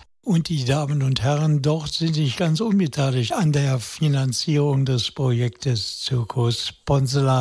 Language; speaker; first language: German; native; German